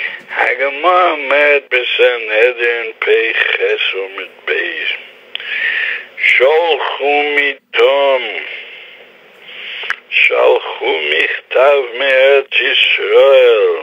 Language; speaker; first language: Hebrew; non-native, fluent; English